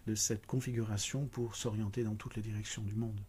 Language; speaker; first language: French; native; French